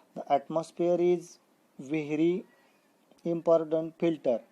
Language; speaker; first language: English; non-native, local second language; Marathi